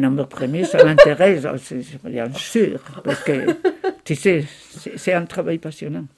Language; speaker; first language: French; non-native, fluent; Spanish